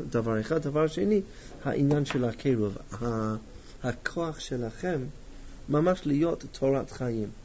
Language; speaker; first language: Hebrew; non-native, fluent; English